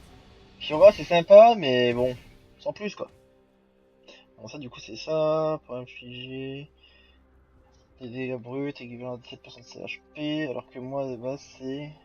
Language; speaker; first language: French; native; French